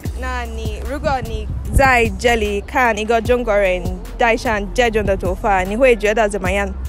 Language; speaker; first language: Chinese; non-native, learner; Yoruba